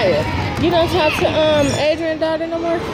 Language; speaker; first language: English; native; English